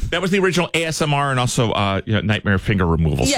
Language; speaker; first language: English; native; English